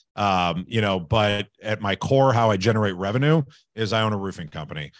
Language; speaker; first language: English; native; English